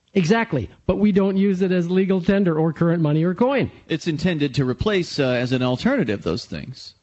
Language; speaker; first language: English; native; English